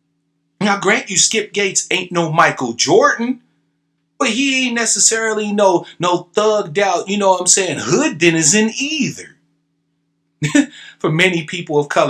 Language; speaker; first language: English; native; English